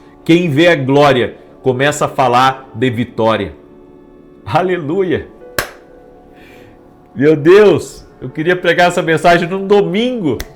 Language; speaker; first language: Portuguese; native; Portuguese